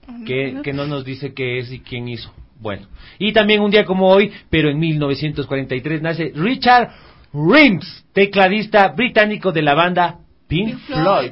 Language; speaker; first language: Spanish; native; Spanish